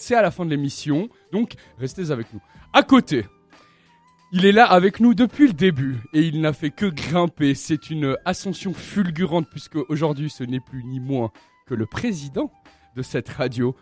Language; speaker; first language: French; native; French